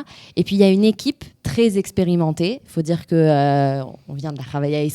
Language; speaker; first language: French; native; French